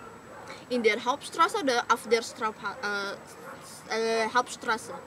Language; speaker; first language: German; non-native, learner; Indonesian